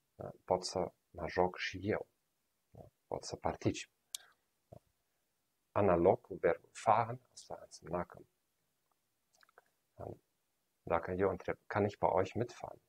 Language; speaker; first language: Romanian; non-native, fluent; German